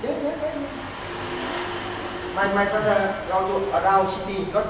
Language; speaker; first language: English; non-native, learner; Vietnamese